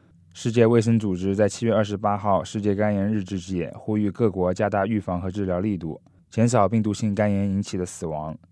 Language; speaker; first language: Chinese; native; Chinese